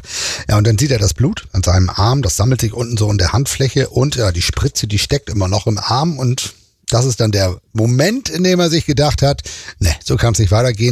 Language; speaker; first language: German; native; German